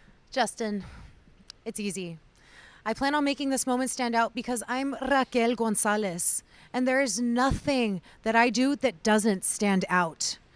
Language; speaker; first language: English; early bilingual, other home language; Spanish